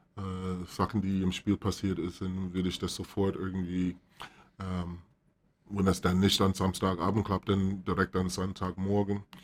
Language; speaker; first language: German; non-native, fluent; English